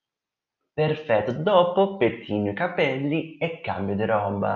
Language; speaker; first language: Italian; non-native, fluent; Portuguese